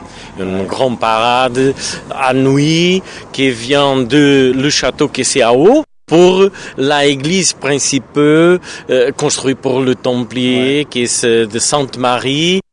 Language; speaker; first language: French; non-native, learner; Portuguese